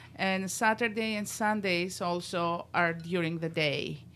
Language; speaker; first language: English; non-native, fluent; Greek